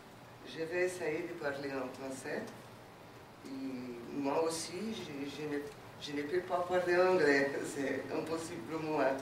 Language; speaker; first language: French; non-native, fluent; Portuguese